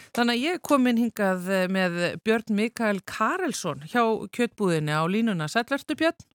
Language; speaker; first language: Icelandic; native; Icelandic